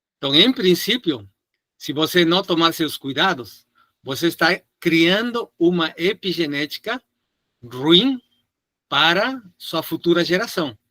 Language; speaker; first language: Portuguese; non-native, fluent; Spanish